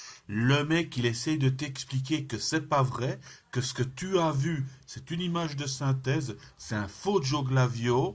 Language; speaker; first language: French; native; French